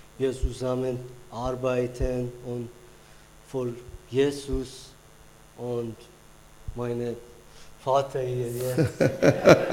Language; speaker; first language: German; non-native, learner; Persian